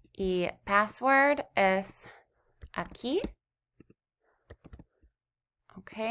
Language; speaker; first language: Spanish; non-native, learner; English